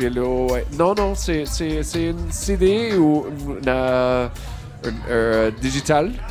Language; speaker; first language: French; non-native, learner; English